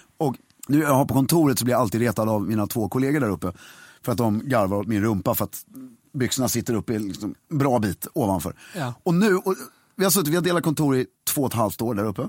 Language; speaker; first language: Swedish; native; Swedish